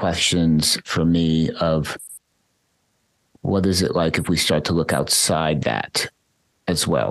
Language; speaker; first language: English; native; English